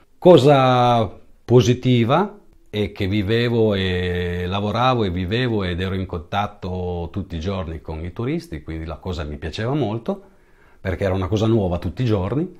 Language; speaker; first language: Italian; native; Italian